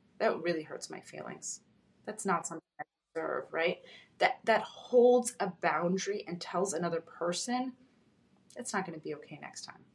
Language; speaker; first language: English; early bilingual, other home language; Russian